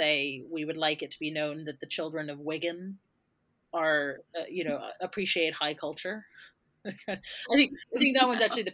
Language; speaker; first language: English; native; English